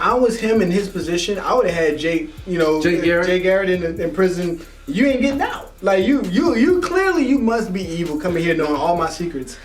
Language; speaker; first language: English; native; English